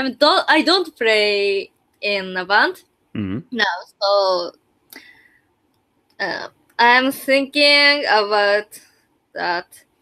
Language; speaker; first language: English; non-native, learner; Japanese